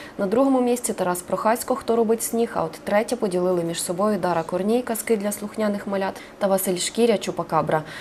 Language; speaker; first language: Ukrainian; native; Ukrainian